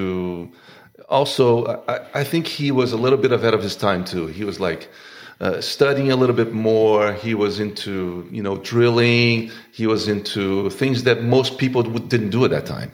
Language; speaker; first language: English; non-native, fluent; Portuguese